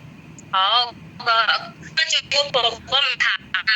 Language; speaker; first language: Cantonese; non-native, learner; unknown